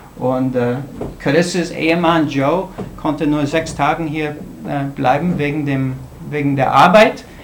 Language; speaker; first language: German; non-native, fluent; English